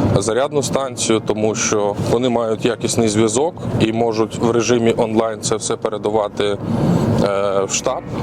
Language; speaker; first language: Ukrainian; early bilingual, other home language; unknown